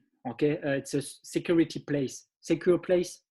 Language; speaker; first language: English; non-native, learner; French